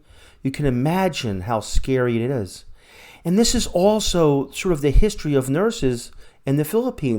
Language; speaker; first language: English; native; English